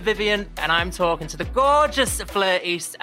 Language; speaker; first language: English; native; English